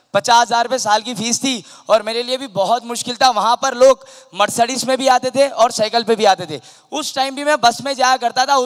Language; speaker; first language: Hindi; non-native, local second language; Urdu